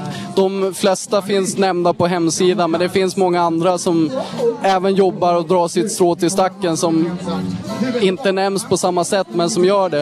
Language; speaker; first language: Swedish; native; Swedish